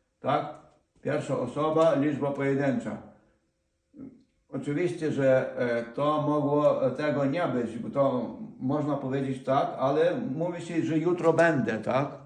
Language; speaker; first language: Polish; non-native, fluent; Ukrainian